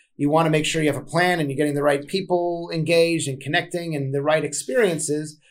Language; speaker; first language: English; native; English